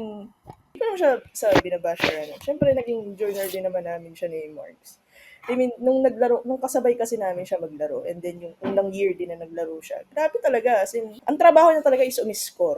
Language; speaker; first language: Filipino; native; Filipino